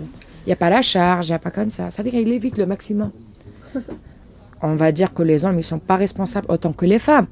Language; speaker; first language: French; non-native, local second language; Arabic